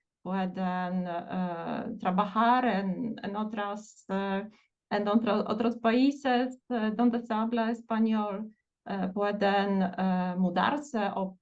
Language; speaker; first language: Spanish; non-native, fluent; Portuguese